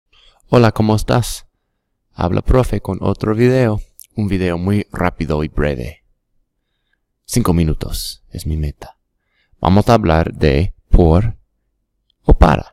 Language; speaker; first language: Spanish; non-native, fluent; English